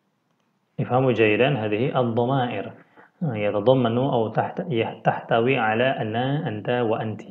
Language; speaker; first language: Arabic; non-native, fluent; Indonesian